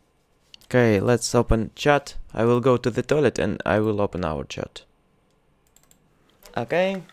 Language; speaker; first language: English; non-native, learner; Russian